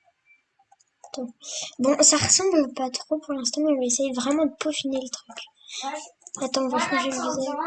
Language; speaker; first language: French; native; French